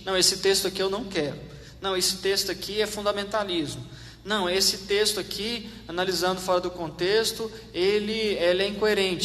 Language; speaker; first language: Portuguese; native; Portuguese